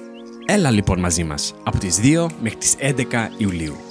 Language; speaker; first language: Greek; native; Greek